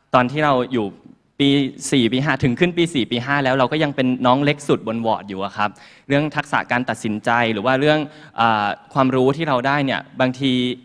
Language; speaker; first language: Thai; native; Thai